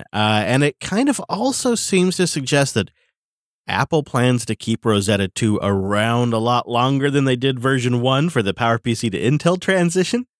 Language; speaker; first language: English; native; English